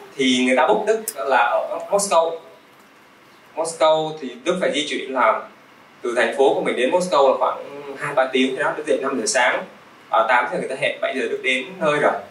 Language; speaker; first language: Vietnamese; early bilingual, other home language; Russian